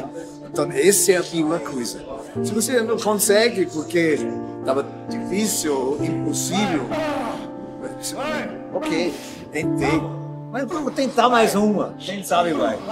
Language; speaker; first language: Portuguese; non-native, fluent; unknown